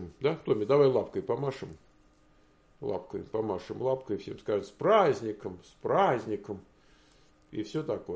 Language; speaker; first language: Russian; native; Russian